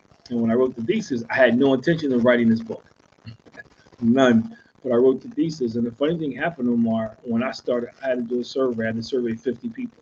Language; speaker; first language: English; native; English